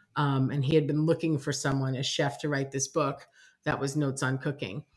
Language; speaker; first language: English; native; English